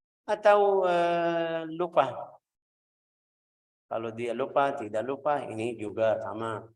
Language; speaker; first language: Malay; non-native, fluent; Arabic